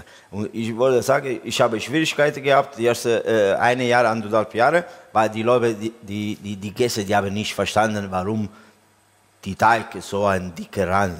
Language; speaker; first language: German; non-native, learner; Italian